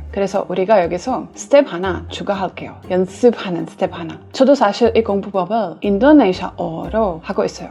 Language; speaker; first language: Korean; non-native, fluent; English